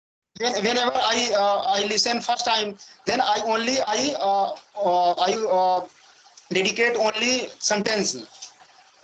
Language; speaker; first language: English; non-native, learner; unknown